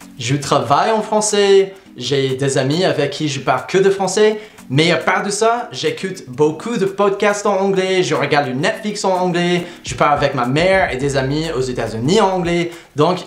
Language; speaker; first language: French; non-native, fluent; English